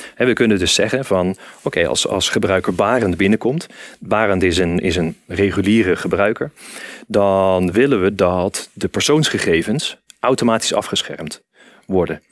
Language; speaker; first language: Dutch; native; Dutch